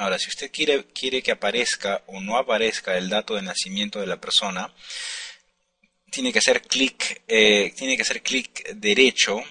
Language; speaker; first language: Spanish; native; Spanish